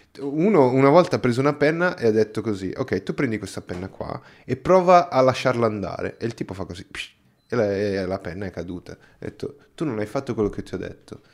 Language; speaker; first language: Italian; non-native, fluent; Portuguese